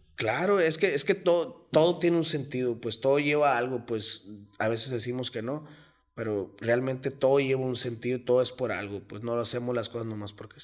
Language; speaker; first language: Spanish; native; Spanish